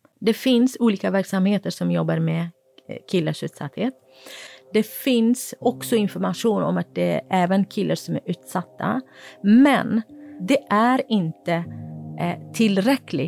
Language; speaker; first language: Swedish; non-native, fluent; Kurdish